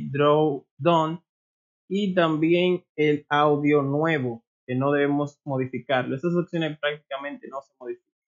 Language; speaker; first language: Spanish; native; Spanish